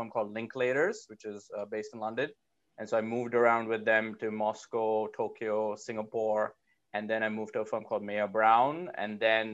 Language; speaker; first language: English; non-native, local second language; Hindi